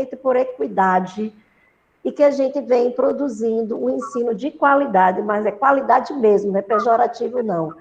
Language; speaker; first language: Portuguese; native; Portuguese